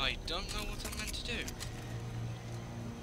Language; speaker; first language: English; native; English